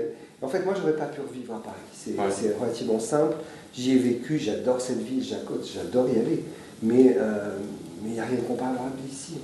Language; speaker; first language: French; native; French